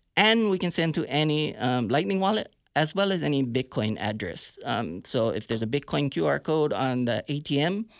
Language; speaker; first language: English; native; English